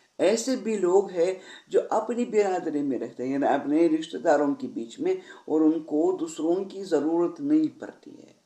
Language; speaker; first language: Hindi; non-native, fluent; Russian